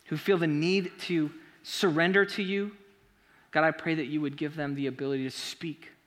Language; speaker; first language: English; native; English